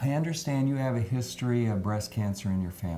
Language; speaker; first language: English; native; English